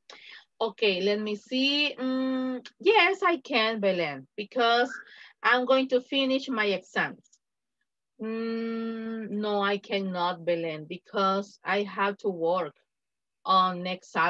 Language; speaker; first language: English; non-native, fluent; Spanish